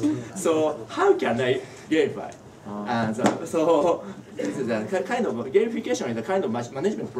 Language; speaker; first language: English; non-native, learner; Japanese